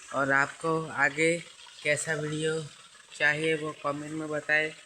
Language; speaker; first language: Hindi; non-native, local second language; Gujarati